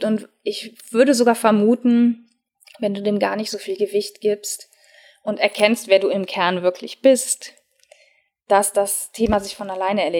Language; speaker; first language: German; native; German